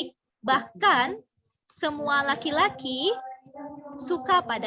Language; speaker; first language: Indonesian; non-native, fluent; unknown